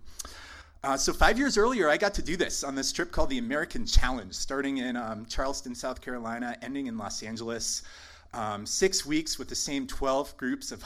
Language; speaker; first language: English; native; English